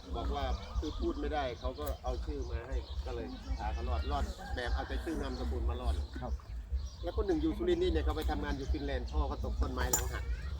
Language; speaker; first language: Thai; native; Thai